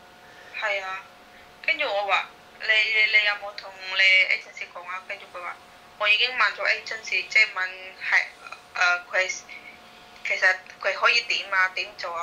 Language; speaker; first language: Cantonese; non-native, fluent; Indonesian